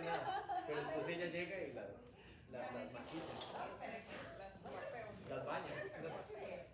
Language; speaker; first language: Spanish; native; Spanish